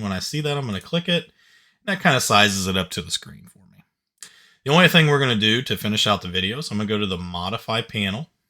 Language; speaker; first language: English; native; English